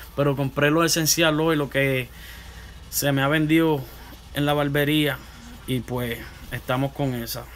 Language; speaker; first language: Spanish; native; Spanish